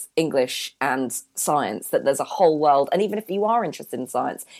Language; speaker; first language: English; early bilingual, other home language; Hindi